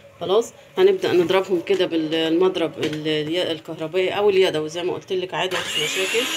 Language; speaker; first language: Arabic; native; Arabic